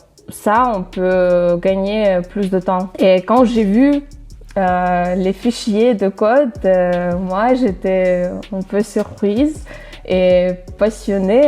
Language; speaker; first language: French; non-native, fluent; Russian